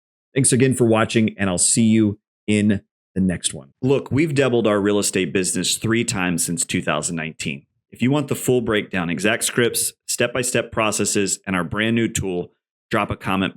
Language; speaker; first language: English; native; English